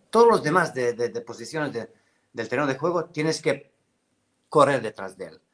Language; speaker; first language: Spanish; non-native, fluent; Serbian